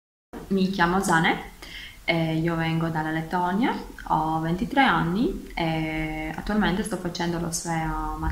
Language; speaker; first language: Italian; non-native, learner; Latvian